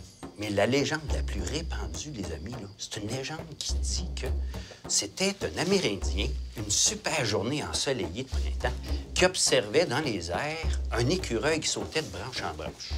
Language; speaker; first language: French; native; French